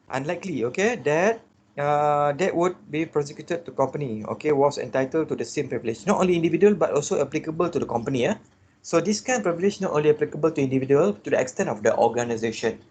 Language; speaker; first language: English; non-native, local second language; Malay